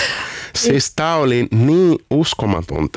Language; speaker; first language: Finnish; non-native, fluent; Portuguese